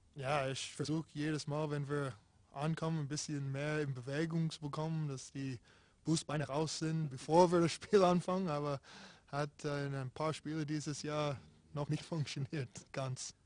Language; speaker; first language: German; non-native, fluent; English